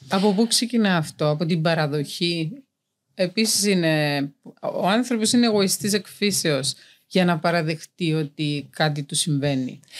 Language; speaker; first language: Greek; native; Greek